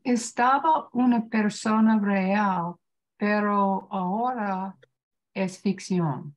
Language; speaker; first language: Spanish; non-native, learner; English